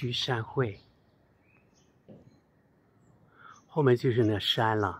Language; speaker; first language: Chinese; native; Chinese